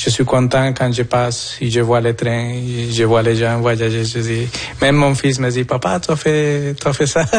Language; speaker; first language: French; non-native, fluent; Spanish